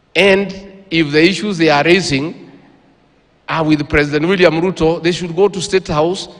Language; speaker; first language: English; non-native, local second language; Kikuyu